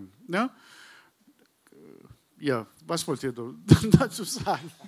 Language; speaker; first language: German; non-native, learner; Turkish